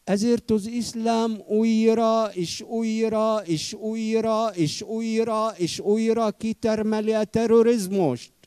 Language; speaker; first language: Hungarian; non-native, fluent; Arabic